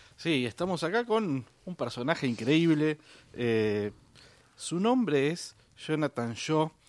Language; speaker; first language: Spanish; native; Spanish